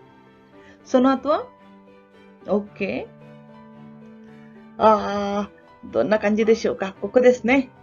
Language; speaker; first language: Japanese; non-native, fluent; Hindi